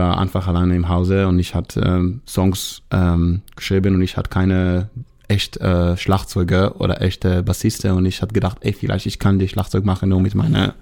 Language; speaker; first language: German; non-native, fluent; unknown